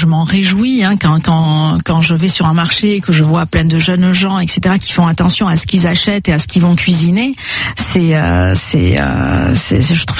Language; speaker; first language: French; native; French